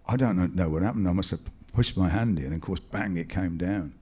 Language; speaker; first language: English; native; English